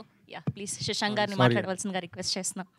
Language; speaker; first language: Telugu; native; Telugu